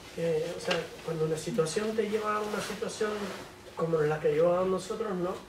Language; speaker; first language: Spanish; native; Spanish